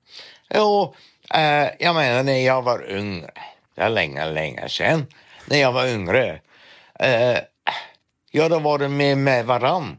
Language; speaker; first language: Swedish; non-native, fluent; Dutch